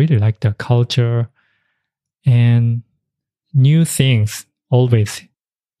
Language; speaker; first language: English; non-native, fluent; Japanese